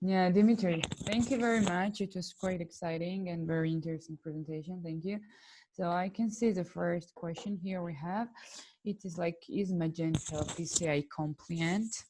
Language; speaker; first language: English; non-native, fluent; Georgian